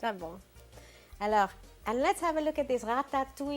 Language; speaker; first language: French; non-native, fluent; English